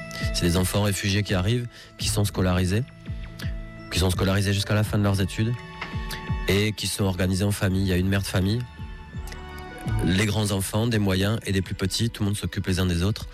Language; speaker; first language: French; native; French